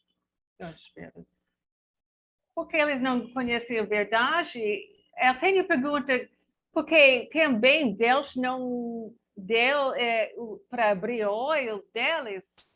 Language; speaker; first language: Portuguese; non-native, learner; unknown